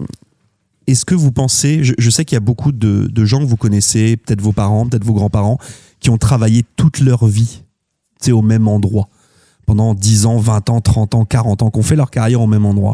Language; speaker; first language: French; native; French